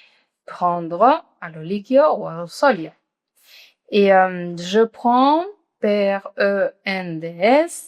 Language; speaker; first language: French; non-native, fluent; Spanish